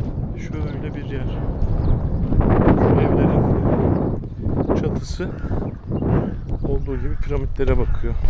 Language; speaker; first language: Turkish; native; Turkish